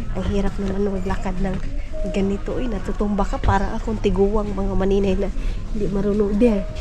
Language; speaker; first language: Filipino; non-native, local second language; Cebuano